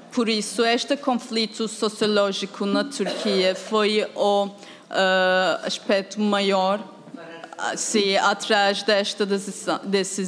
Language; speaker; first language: Portuguese; non-native, fluent; Turkish